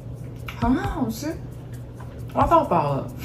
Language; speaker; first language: Chinese; native; Chinese